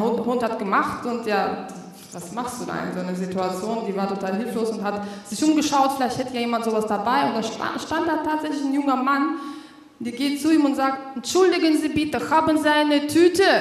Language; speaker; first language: German; non-native, fluent; Russian